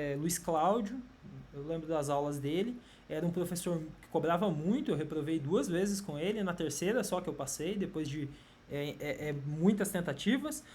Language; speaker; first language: Portuguese; native; Portuguese